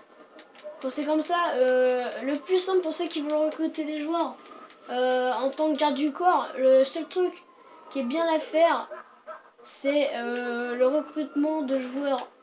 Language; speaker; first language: French; native; French